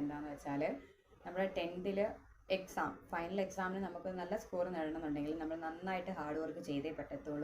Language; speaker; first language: Malayalam; native; Malayalam